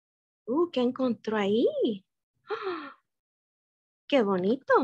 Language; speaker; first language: Spanish; early bilingual, other home language; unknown